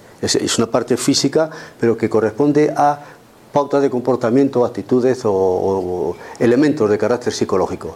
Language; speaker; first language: Spanish; native; Spanish